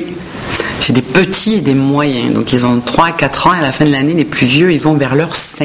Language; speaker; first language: French; native; French